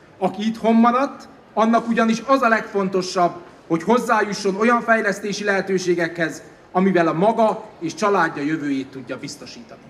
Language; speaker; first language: Hungarian; native; Hungarian